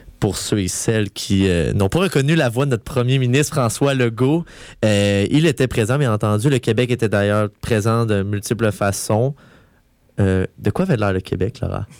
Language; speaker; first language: French; native; French